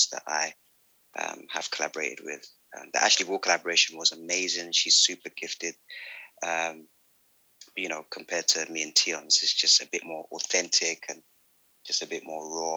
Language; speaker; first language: English; native; English